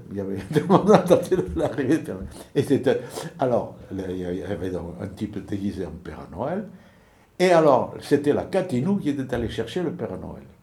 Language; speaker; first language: French; native; French